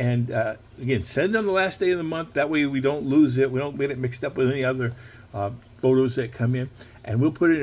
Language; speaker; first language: English; native; English